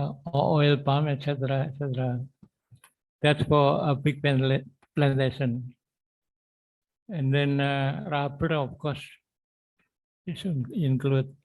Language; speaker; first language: English; non-native, learner; Indonesian